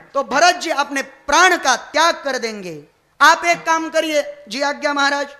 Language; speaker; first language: Hindi; non-native, local second language; Marathi